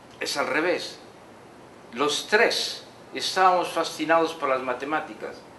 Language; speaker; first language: Spanish; native; Spanish